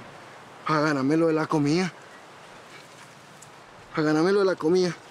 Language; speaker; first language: Spanish; native; Spanish